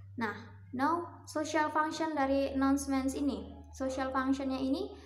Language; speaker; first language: English; non-native, learner; Minangkabau